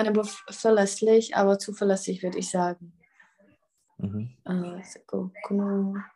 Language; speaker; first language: German; non-native, fluent; Czech